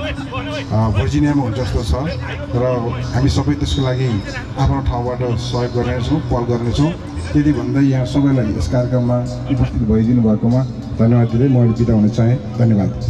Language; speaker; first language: Nepali; native; Nepali